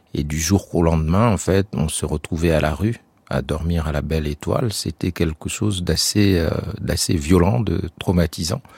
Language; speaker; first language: French; non-native, local second language; Arabic